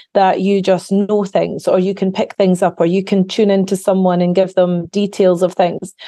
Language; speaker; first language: English; native; English